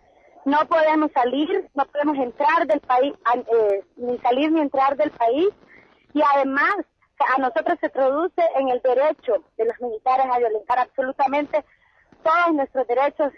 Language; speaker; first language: Spanish; native; Spanish